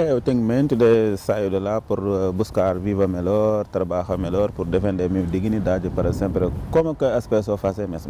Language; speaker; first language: Portuguese; non-native, learner; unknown